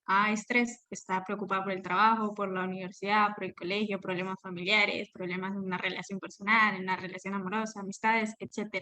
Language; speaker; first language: Spanish; native; Spanish